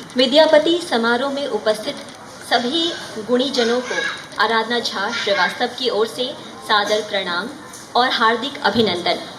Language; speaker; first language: Hindi; non-native, local second language; Maithili